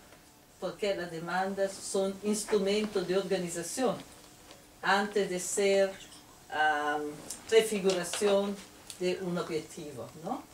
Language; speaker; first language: Spanish; non-native, fluent; Italian